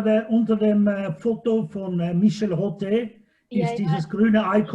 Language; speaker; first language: German; non-native, fluent; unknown